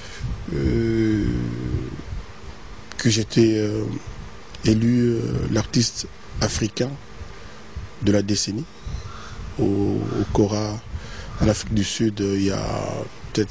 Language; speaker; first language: French; non-native, local second language; Lingala